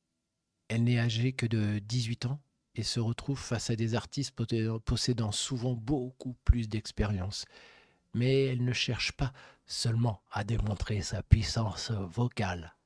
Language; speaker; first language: French; native; French